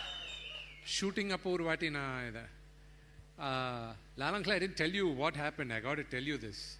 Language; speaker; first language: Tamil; non-native, fluent; Telugu